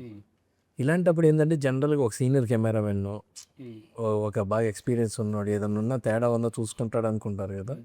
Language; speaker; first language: Telugu; native; Telugu